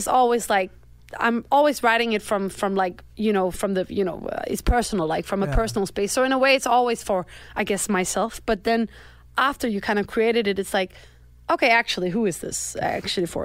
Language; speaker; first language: English; non-native, fluent; Danish